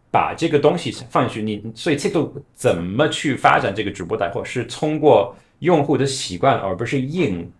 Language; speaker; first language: Chinese; non-native, fluent; English